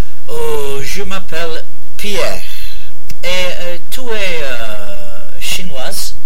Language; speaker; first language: French; non-native, learner; English